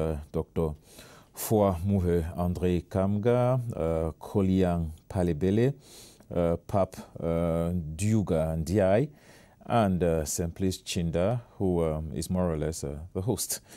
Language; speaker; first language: English; native; English